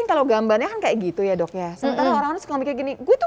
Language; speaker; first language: Indonesian; native; Indonesian